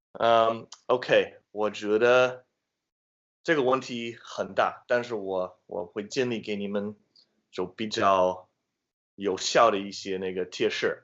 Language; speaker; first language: Chinese; non-native, fluent; English